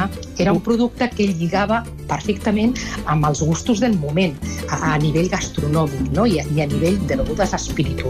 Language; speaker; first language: Catalan; native; Catalan